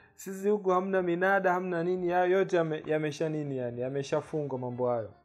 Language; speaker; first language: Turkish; non-native, fluent; Swahili